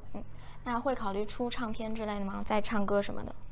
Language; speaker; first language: Chinese; native; Chinese